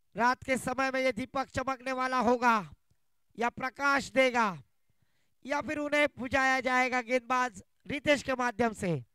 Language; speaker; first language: Hindi; non-native, local second language; Marathi